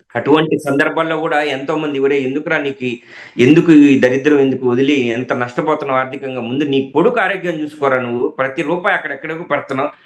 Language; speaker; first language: Telugu; native; Telugu